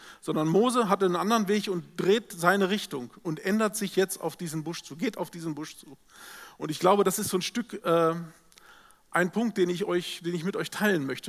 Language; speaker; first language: German; native; German